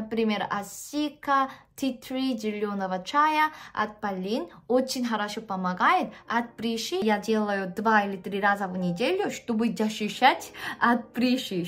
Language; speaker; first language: Russian; non-native, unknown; Korean